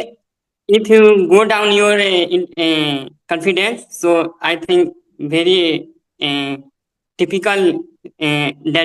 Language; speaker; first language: English; non-native, learner; Hindi